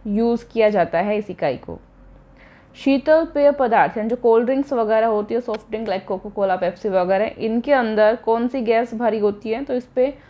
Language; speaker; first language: Hindi; native; Hindi